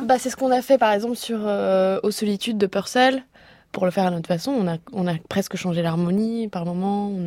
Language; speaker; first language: French; early bilingual, other home language; Portuguese